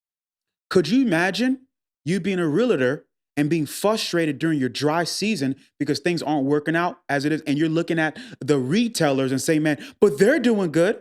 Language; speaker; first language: English; native; English